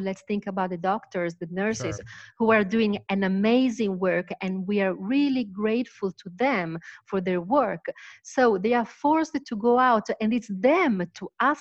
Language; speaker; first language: English; non-native, fluent; Italian